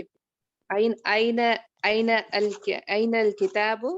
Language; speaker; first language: Arabic; non-native, learner; Urdu